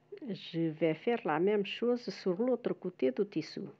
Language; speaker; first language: French; non-native, fluent; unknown